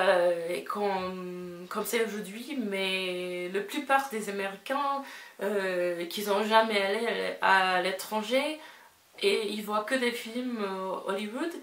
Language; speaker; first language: French; non-native, fluent; English